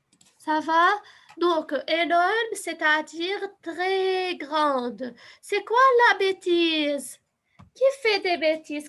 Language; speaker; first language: French; non-native, fluent; Arabic